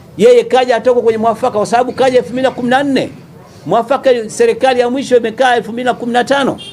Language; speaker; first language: Swahili; native; Swahili